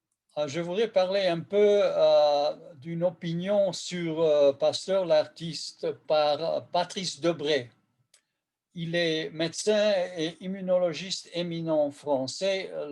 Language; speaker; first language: French; non-native, fluent; Hungarian